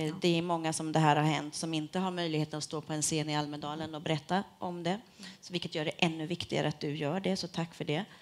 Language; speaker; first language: Swedish; native; Swedish